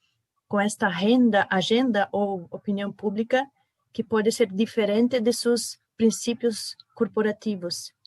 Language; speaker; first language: Spanish; non-native, fluent; Portuguese